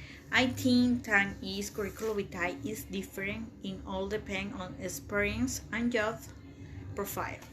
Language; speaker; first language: English; non-native, learner; Spanish